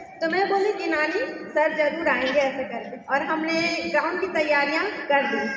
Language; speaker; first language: Hindi; native; Hindi